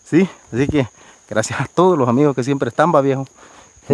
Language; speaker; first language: Spanish; native; Spanish